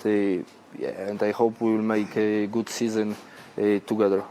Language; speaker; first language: English; non-native, fluent; Polish